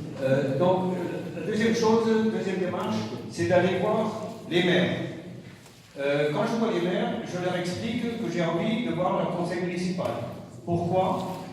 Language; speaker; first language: French; non-native, fluent; German